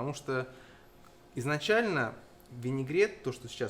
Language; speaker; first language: Russian; native; Russian